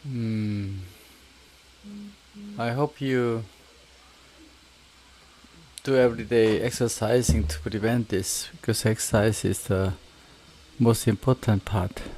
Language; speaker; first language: English; non-native, learner; Korean